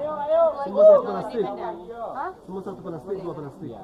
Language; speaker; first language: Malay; non-native, learner; Arabic